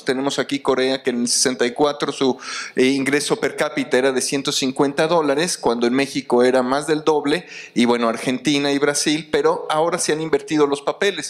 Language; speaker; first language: Spanish; native; Spanish